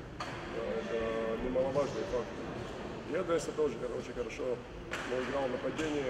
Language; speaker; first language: Russian; native; Russian